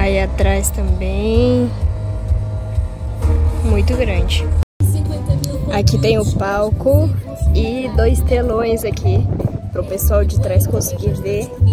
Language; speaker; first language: Portuguese; non-native, fluent; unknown